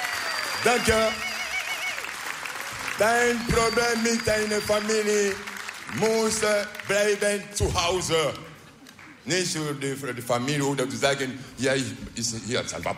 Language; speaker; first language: Dutch; non-native, learner; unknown